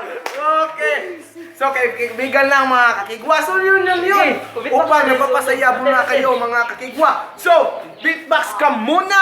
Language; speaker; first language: Filipino; non-native, local second language; Cebuano